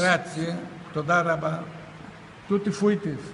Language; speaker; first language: Italian; non-native, fluent; Ladino